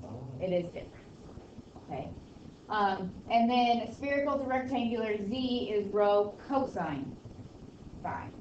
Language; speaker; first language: English; native; English